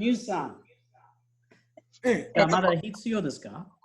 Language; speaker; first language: Japanese; non-native, fluent; English